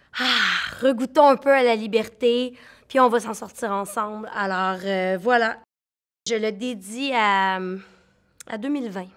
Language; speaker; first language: French; native; French